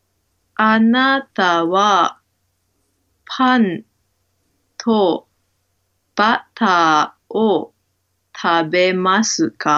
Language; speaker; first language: Japanese; non-native, learner; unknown